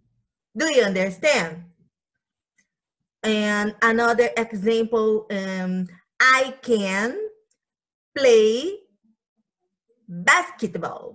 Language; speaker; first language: English; non-native, learner; Portuguese